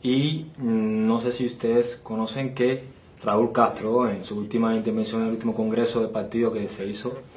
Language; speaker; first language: Spanish; native; Spanish